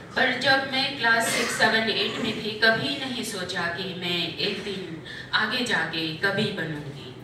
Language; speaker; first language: Hindi; non-native, local second language; Manipuri